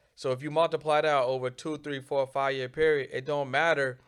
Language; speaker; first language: English; native; English